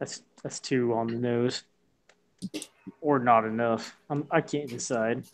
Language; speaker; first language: English; native; English